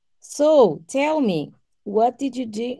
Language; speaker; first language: English; non-native, fluent; Portuguese